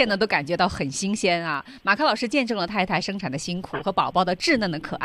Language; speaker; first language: Chinese; native; Chinese